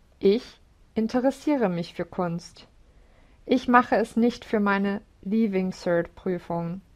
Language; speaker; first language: German; non-native, learner; English